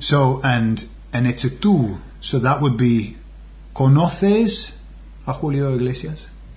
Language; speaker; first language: English; native; English